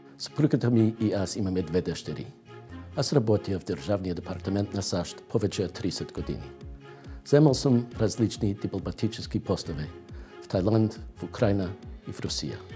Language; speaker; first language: Bulgarian; non-native, learner; English